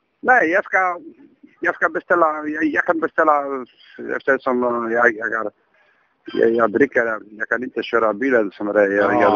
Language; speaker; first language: Swedish; non-native, learner; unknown